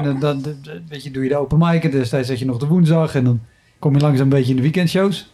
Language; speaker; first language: Dutch; native; Dutch